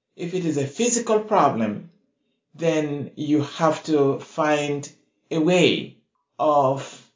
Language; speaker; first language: English; non-native, fluent; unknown